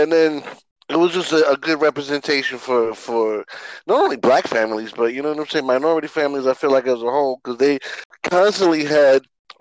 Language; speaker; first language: English; native; English